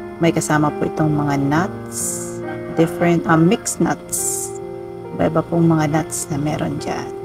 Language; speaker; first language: Filipino; non-native, local second language; Cebuano